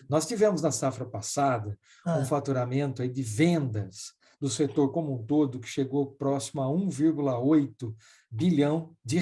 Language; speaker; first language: Portuguese; native; Portuguese